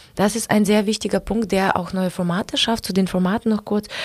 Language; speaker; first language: German; non-native, fluent; Ukrainian